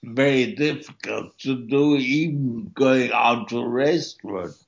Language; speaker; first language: English; early bilingual, other home language; German